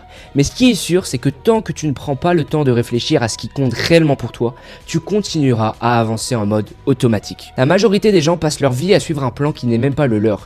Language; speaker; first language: French; native; French